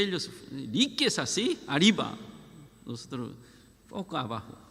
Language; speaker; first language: Spanish; non-native, learner; Korean